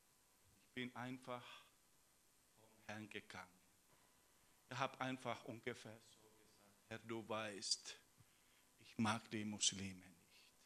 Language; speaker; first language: German; non-native, fluent; Finnish